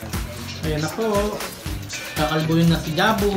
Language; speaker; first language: Filipino; native; Filipino